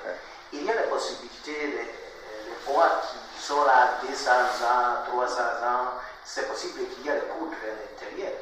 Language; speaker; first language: French; non-native, learner; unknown